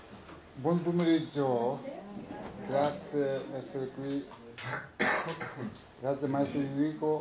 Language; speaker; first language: Italian; non-native, learner; Tibetan